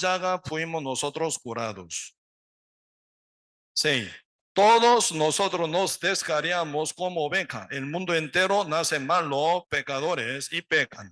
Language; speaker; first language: Spanish; non-native, learner; Korean